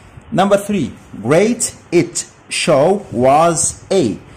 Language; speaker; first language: English; non-native, fluent; Arabic